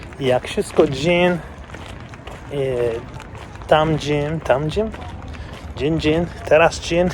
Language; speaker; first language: Polish; non-native, learner; English